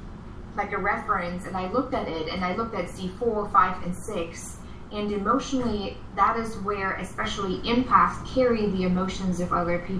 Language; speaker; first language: English; non-native, fluent; German